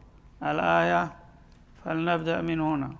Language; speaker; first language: Arabic; non-native, fluent; Amharic